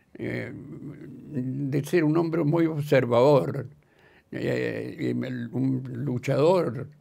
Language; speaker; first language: Spanish; native; Spanish